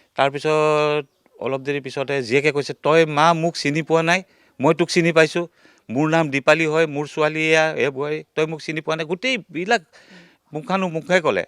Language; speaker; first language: Assamese; native; Assamese